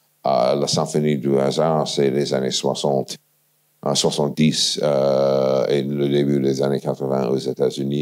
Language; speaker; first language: French; non-native, fluent; English